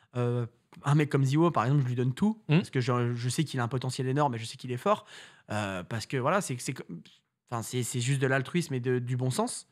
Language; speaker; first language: French; native; French